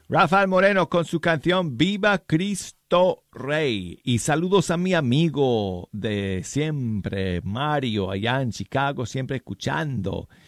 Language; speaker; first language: Spanish; non-native, fluent; English